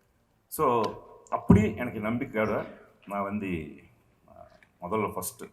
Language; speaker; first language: Tamil; non-native, local second language; Telugu